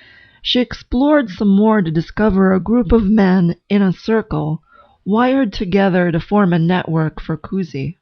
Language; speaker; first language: English; native; English